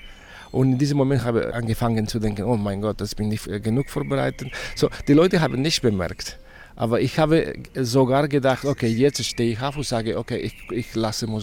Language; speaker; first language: German; non-native, fluent; Spanish